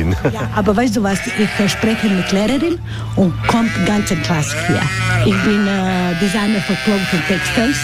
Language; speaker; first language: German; non-native, learner; Croatian